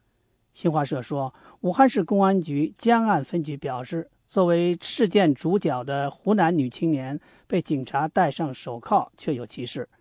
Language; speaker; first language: Chinese; native; Chinese